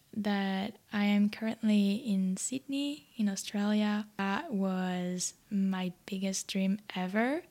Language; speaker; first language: English; non-native, fluent; French